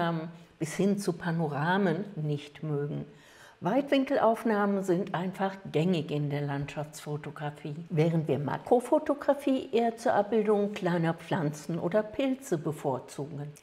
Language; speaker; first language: German; native; German